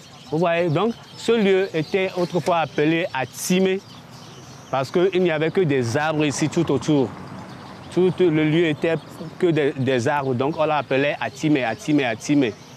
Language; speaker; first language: French; non-native, local second language; Ewe